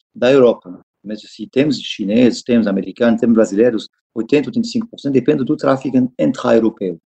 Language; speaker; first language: Portuguese; non-native, fluent; French